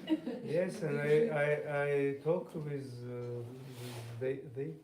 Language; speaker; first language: English; non-native, learner; Russian